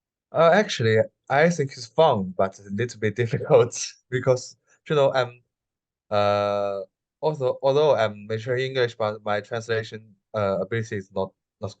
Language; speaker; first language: English; non-native, learner; Chinese